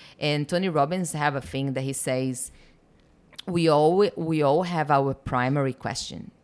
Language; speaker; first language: English; non-native, fluent; Portuguese